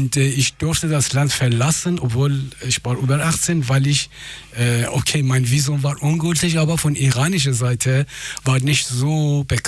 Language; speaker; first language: German; non-native, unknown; Persian